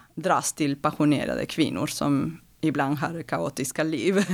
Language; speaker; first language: Swedish; non-native, fluent; Spanish